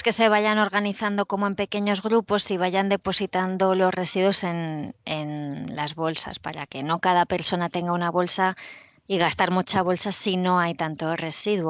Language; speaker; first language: Spanish; native; Spanish